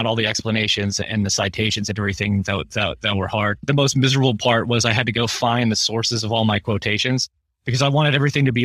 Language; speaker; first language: English; native; English